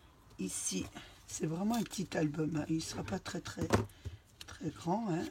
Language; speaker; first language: French; native; French